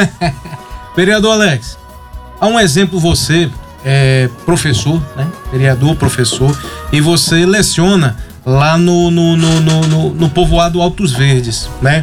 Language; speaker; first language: Portuguese; native; Portuguese